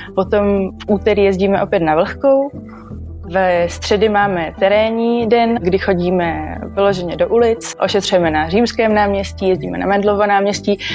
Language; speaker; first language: Czech; native; Czech